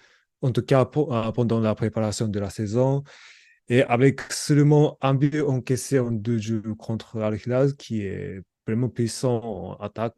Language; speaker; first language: French; non-native, learner; Japanese